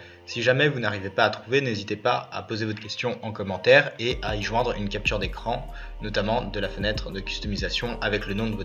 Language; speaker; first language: French; native; French